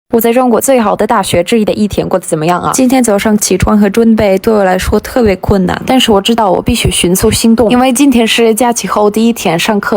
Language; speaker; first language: Chinese; non-native, fluent; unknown